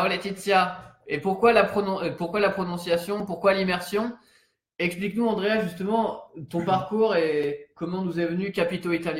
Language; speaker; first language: French; native; French